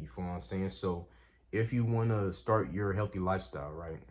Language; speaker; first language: English; native; English